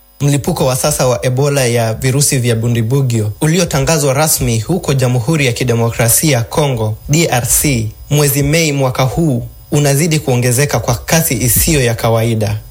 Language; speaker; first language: Swahili; native; Swahili